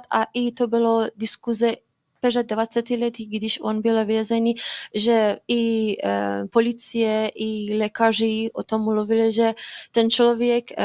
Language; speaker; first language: Czech; non-native, fluent; Persian